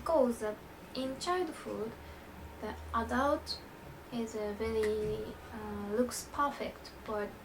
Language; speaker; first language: English; non-native, learner; Japanese